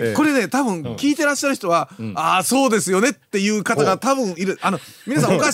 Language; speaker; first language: Japanese; native; Japanese